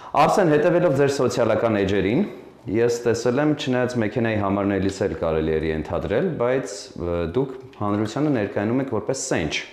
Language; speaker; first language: Armenian; native; Armenian